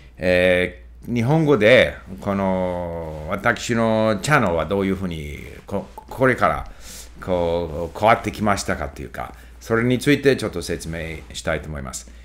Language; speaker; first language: Japanese; non-native, fluent; English